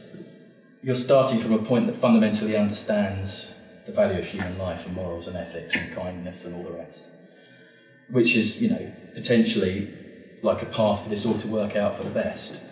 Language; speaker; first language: English; native; English